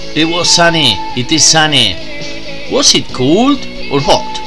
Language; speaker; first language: English; non-native, fluent; Spanish